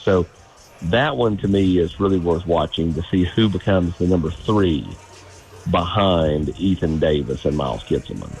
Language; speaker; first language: English; native; English